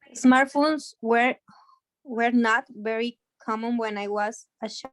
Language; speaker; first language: English; non-native, learner; Spanish